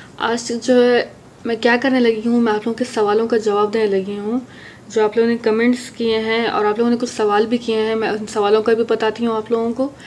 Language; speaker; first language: Urdu; early bilingual, heritage; Urdu